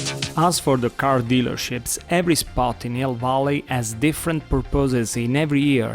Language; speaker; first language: English; non-native, fluent; Italian